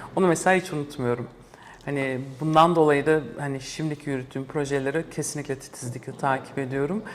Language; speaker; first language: Turkish; early bilingual, heritage; Turkish